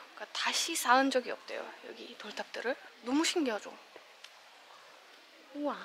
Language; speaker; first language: Korean; non-native, fluent; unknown